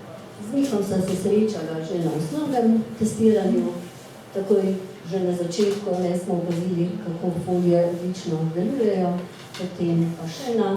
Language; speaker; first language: Slovenian; native; Slovenian